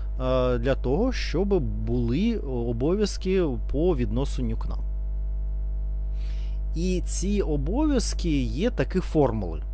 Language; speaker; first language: Ukrainian; non-native, learner; Russian